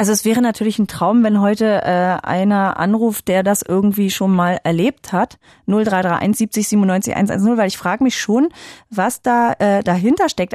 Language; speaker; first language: German; native; German